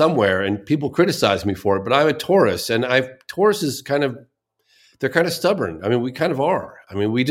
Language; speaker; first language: English; native; English